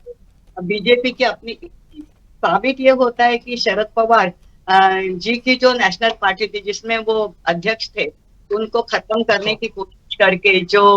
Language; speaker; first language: Hindi; non-native, local second language; Marathi